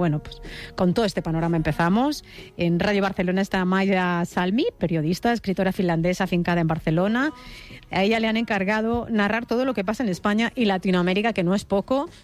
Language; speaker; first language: Spanish; native; Spanish